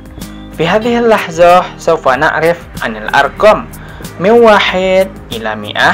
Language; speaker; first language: Arabic; non-native, learner; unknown